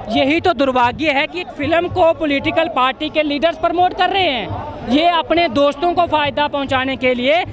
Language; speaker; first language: Hindi; native; Hindi